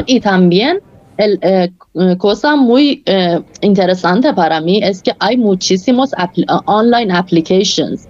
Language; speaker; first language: Spanish; non-native, fluent; Persian